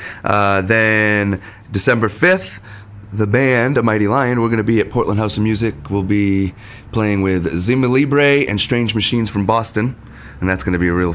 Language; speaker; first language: English; native; English